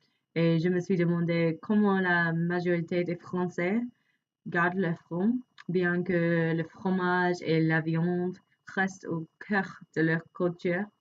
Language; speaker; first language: French; non-native, fluent; English